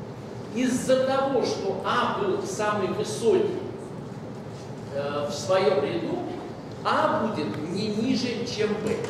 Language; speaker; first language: Russian; native; Russian